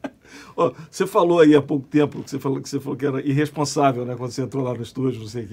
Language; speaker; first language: Portuguese; native; Portuguese